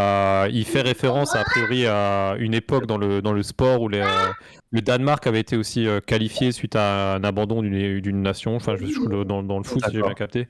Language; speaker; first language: French; native; French